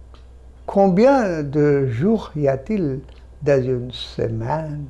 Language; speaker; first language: French; non-native, fluent; Bangla